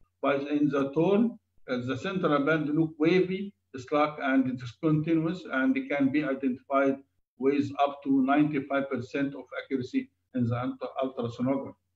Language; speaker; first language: English; non-native, fluent; Arabic